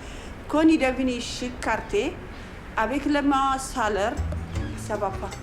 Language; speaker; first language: French; non-native, learner; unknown